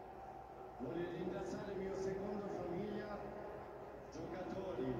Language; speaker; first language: Italian; non-native, learner; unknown